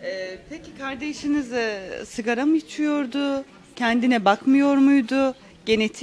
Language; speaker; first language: Turkish; native; Turkish